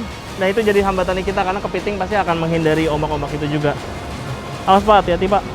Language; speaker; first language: Indonesian; native; Indonesian